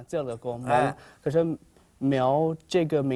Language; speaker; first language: Chinese; non-native, learner; Hmong